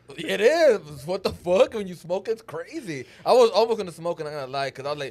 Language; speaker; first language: English; early bilingual, other home language; Spanish